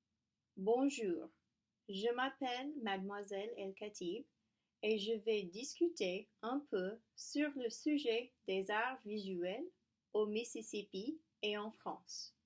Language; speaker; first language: French; non-native, learner; English